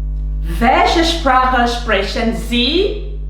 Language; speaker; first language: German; non-native, fluent; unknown